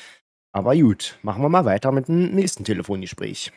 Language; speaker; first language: German; native; German